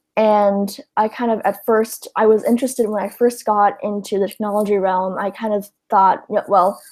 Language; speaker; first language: English; early bilingual, other home language; Cantonese